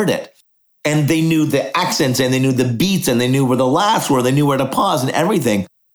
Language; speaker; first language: English; native; English